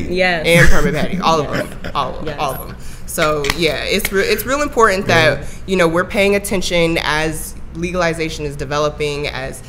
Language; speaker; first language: English; native; English